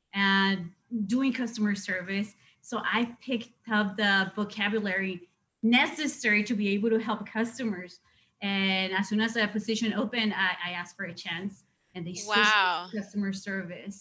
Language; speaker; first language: English; non-native, fluent; Spanish